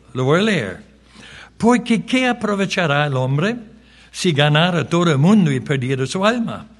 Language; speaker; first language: Spanish; early bilingual, other home language; German